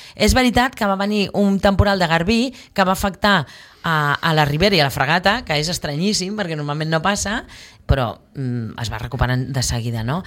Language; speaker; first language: Catalan; native; Catalan